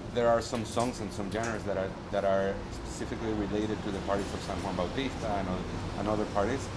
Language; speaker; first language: English; native; English